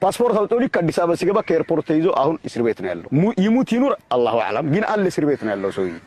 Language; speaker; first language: Amharic; non-native, local second language; Afar